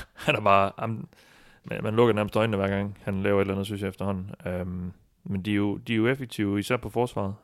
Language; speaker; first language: Danish; native; Danish